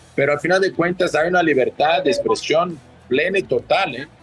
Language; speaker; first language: Spanish; early bilingual, other home language; Portuguese